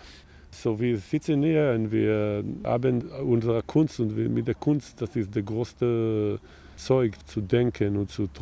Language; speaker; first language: German; non-native, learner; Hebrew